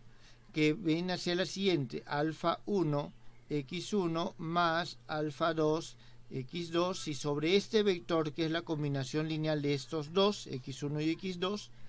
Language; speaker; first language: Spanish; native; Spanish